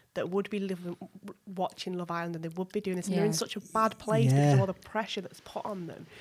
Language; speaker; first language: English; native; English